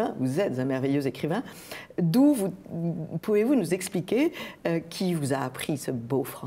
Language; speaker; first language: French; native; French